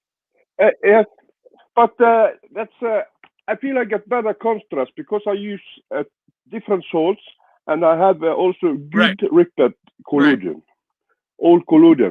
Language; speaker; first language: English; non-native, learner; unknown